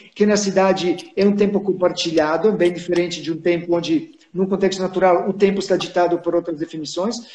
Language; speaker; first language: Portuguese; non-native, fluent; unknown